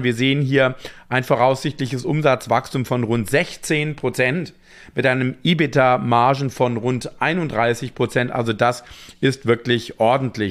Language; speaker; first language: German; native; German